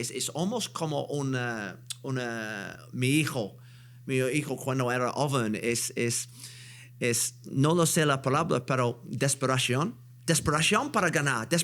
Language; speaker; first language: Spanish; non-native, learner; English